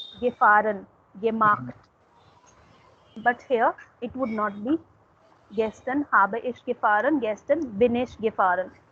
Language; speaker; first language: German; non-native, fluent; Hindi